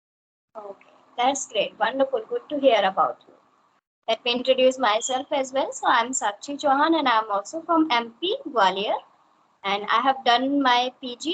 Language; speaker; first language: English; non-native, local second language; Hindi